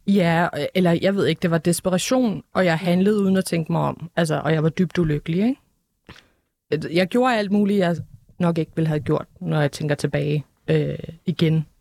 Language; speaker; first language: Danish; early bilingual, other home language; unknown